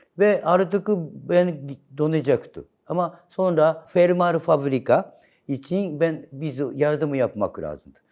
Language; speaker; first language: Turkish; non-native, learner; Japanese